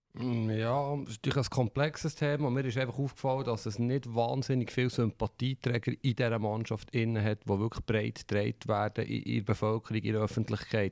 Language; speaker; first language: German; native; German